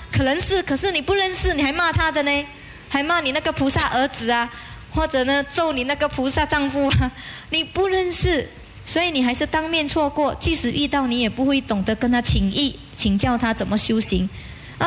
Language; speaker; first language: Chinese; native; Chinese